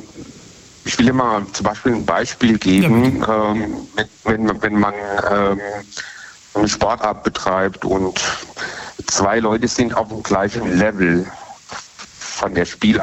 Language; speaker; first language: German; native; German